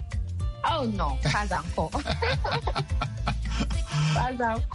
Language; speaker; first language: French; non-native, learner; Akan